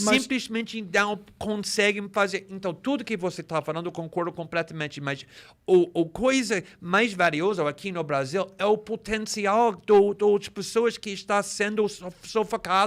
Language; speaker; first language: Portuguese; non-native, fluent; English